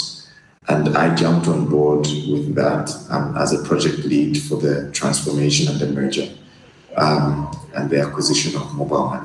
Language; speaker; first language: English; non-native, local second language; Bemba